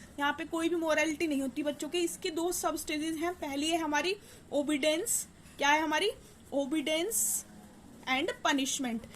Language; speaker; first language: Hindi; native; Hindi